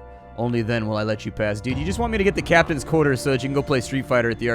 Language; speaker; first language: English; native; English